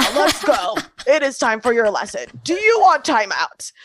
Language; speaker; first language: English; early bilingual, other home language; French